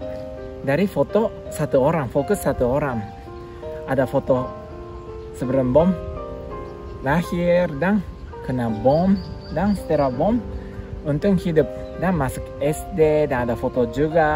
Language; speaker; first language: Indonesian; non-native, learner; Japanese